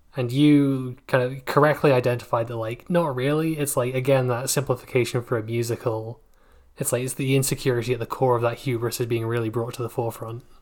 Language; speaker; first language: English; native; English